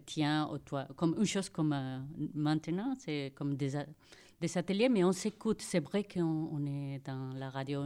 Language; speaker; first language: French; non-native, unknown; Spanish